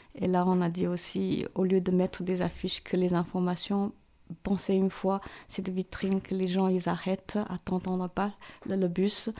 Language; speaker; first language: French; non-native, fluent; Chinese